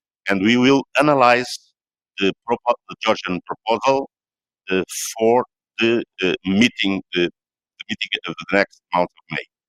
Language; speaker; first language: English; non-native, learner; Portuguese